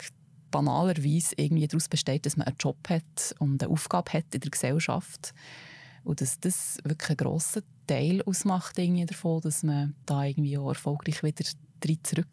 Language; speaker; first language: German; native; German